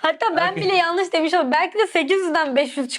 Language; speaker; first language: Turkish; native; Turkish